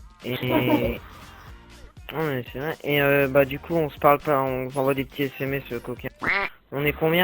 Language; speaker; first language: French; native; French